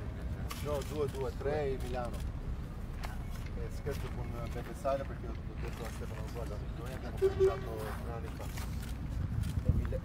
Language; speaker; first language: Italian; non-native, fluent; Albanian